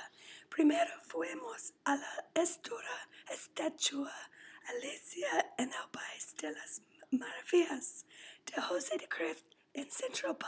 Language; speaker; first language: Spanish; non-native, learner; English